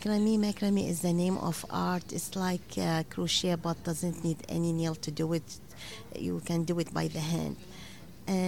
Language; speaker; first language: English; non-native, learner; Arabic